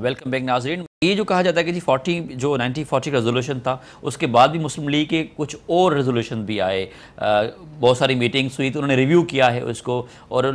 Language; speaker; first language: Urdu; non-native, local second language; Sindhi